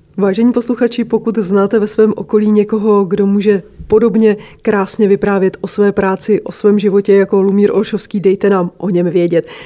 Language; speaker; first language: Czech; native; Czech